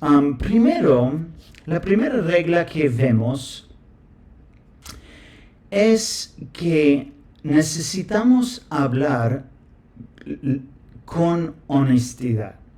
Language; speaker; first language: Spanish; non-native, fluent; English